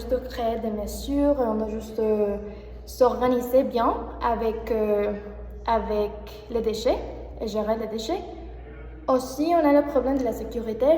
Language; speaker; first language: French; non-native, learner; Spanish